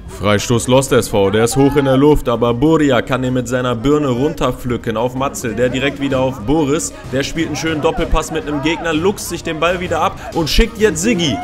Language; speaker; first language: German; native; German